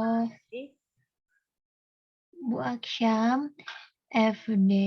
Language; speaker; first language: Turkish; non-native, learner; Indonesian